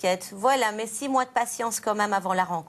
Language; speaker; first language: French; native; French